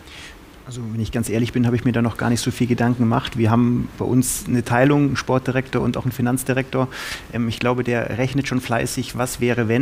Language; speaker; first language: German; native; German